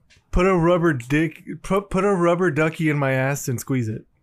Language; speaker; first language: English; early bilingual, other home language; Spanish